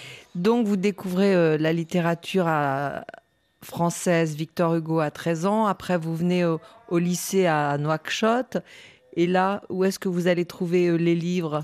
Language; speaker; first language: French; native; French